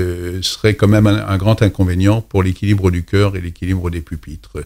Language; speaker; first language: French; native; French